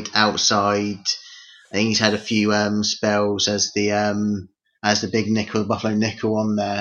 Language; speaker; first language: English; native; English